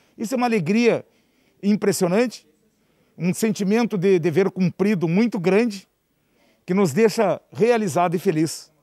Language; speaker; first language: Portuguese; native; Portuguese